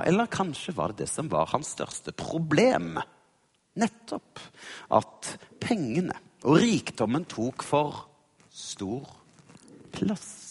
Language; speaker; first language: Norwegian; native; Norwegian